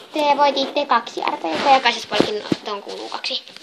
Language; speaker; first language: Finnish; native; Finnish